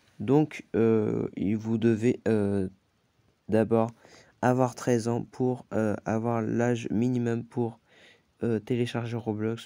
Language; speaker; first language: French; native; French